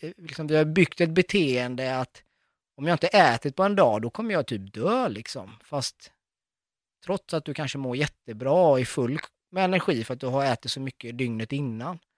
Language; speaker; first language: Swedish; early bilingual, other home language; Arabic